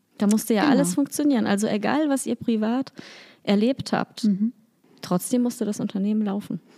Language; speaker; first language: German; native; German